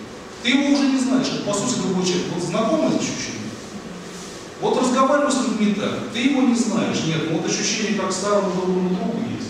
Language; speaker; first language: Russian; native; Russian